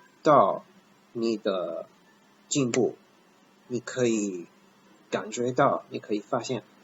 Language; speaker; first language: Chinese; non-native, fluent; English